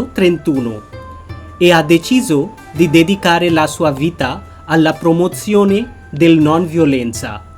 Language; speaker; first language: Italian; non-native, fluent; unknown